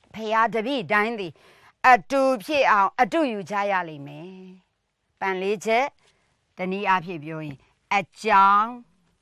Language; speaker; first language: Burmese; native; Burmese